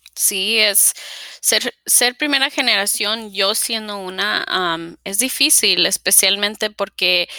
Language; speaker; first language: Spanish; early bilingual, heritage; Spanish